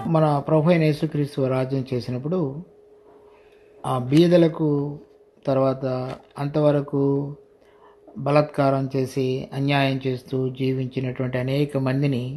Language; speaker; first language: Telugu; native; Telugu